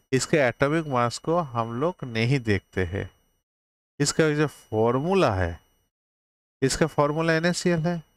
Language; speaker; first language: Hindi; native; Hindi